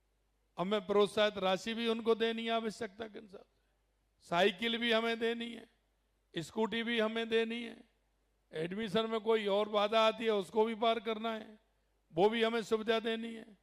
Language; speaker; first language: Hindi; native; Hindi